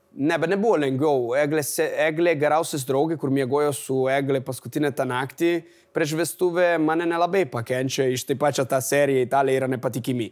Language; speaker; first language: Lithuanian; non-native, fluent; Italian